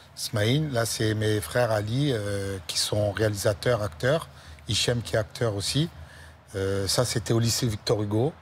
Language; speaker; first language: French; native; French